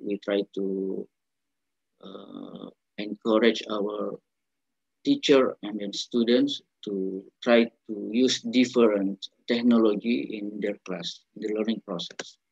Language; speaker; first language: English; non-native, learner; Indonesian